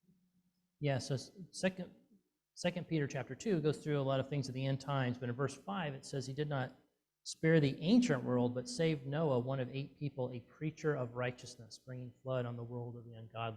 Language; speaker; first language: English; native; English